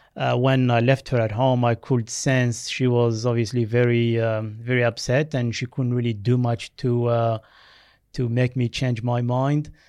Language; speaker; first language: English; non-native, fluent; Berber languages